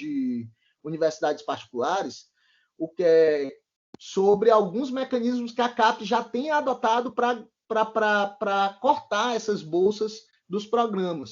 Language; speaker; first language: Portuguese; native; Portuguese